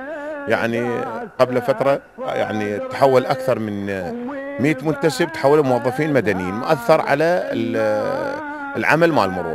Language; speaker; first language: Arabic; native; Arabic